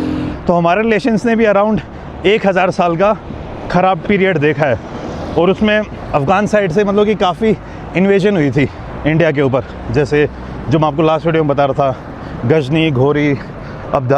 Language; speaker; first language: Hindi; native; Hindi